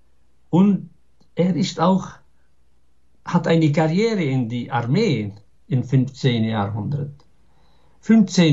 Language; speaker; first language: German; non-native, fluent; Arabic